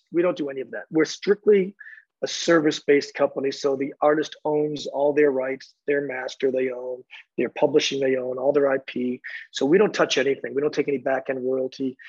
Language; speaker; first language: English; native; English